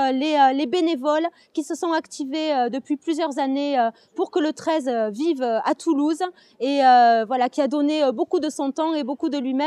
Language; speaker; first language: French; native; French